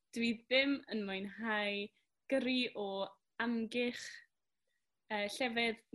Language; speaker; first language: Welsh; non-native, learner; English